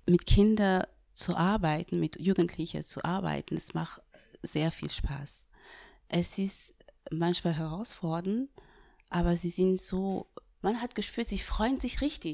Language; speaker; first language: German; non-native, fluent; French